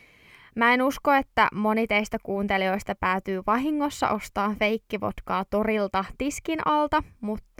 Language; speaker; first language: Finnish; native; Finnish